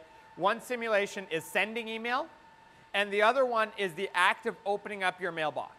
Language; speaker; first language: English; native; English